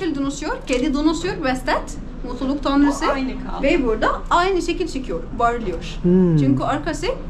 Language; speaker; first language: Turkish; non-native, learner; Arabic